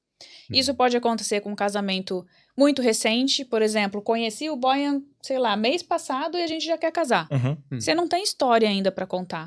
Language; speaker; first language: Portuguese; native; Portuguese